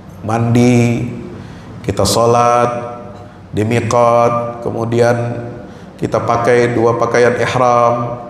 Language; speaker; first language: Indonesian; native; Indonesian